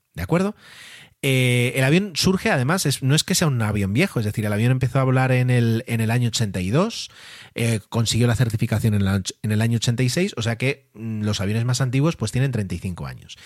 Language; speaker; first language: Spanish; native; Spanish